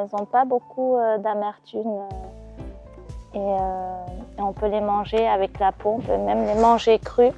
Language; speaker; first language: French; non-native, fluent; Japanese